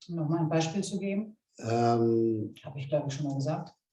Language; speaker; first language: German; native; German